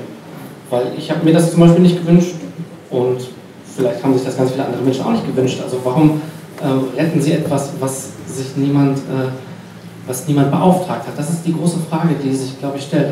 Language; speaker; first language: German; native; German